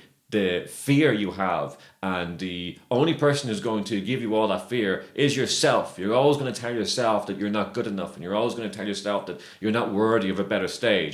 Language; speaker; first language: English; native; English